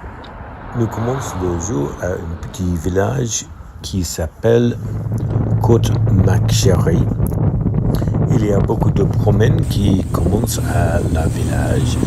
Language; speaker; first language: French; non-native, learner; English